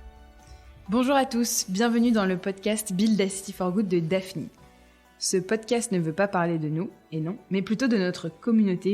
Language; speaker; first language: French; native; French